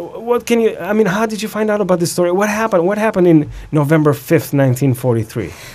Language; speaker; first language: English; non-native, fluent; Albanian